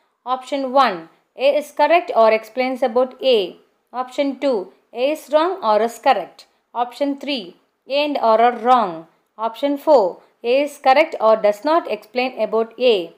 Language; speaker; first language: English; non-native, local second language; Tamil